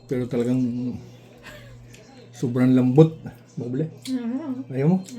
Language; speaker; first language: Filipino; native; Filipino